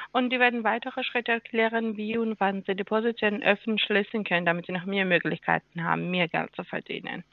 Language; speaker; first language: German; non-native, learner; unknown